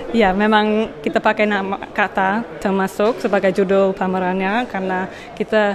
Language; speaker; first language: Indonesian; non-native, fluent; English